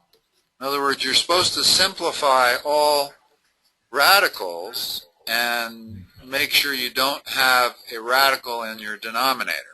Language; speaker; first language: English; native; English